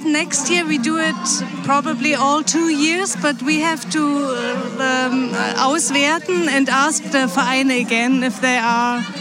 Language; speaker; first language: English; non-native, fluent; German